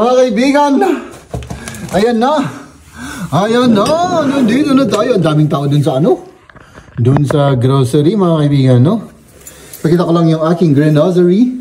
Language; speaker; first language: Filipino; native; Filipino